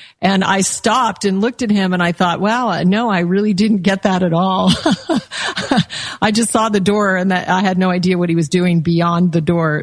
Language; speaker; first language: English; native; English